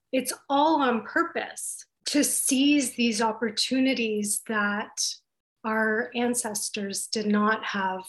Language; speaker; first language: English; native; English